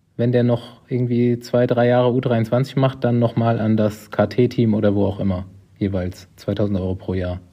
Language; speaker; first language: German; native; German